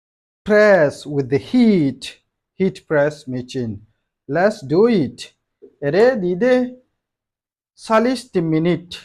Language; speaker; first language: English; non-native, learner; Rohingya